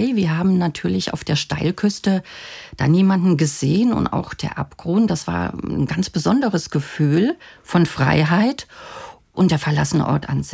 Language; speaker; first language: German; native; German